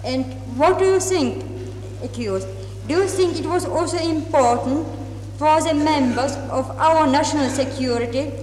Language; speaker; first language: English; non-native, fluent; Czech